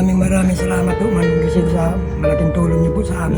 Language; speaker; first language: Filipino; native; Filipino